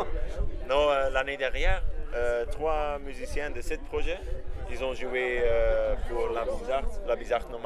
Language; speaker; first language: French; non-native, learner; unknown